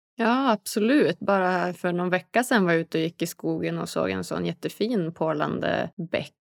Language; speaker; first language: Swedish; native; Swedish